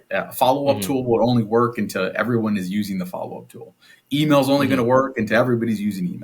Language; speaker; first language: English; native; English